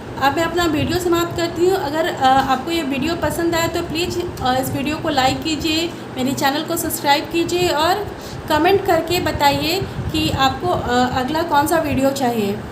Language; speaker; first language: Hindi; native; Hindi